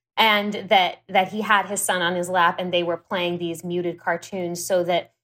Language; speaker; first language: English; native; English